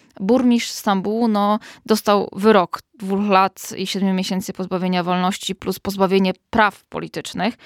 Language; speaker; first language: Polish; native; Polish